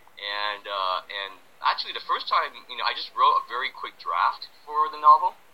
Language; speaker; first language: English; native; English